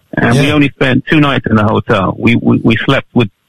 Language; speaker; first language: English; native; English